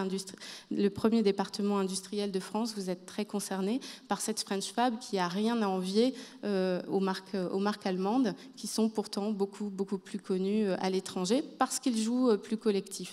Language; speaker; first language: French; native; French